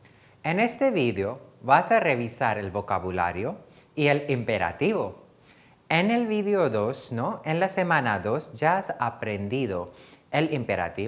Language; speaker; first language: Spanish; non-native, fluent; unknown